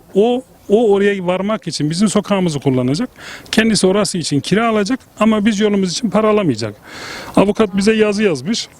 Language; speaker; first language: Turkish; early bilingual, heritage; Turkish